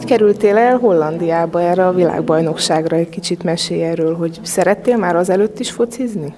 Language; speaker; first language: Hungarian; native; Hungarian